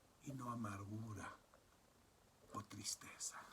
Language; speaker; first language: Spanish; native; Spanish